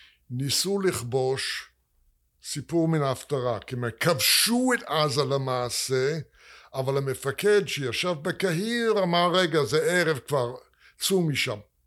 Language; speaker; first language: Hebrew; non-native, fluent; English